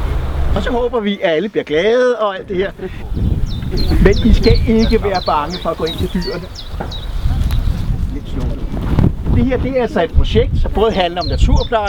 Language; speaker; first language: Danish; native; Danish